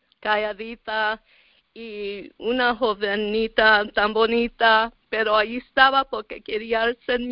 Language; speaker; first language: Spanish; early bilingual, heritage; Spanish